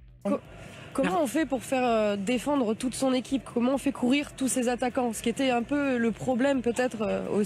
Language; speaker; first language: French; native; French